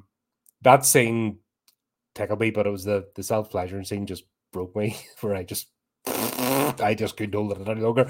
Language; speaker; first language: English; native; English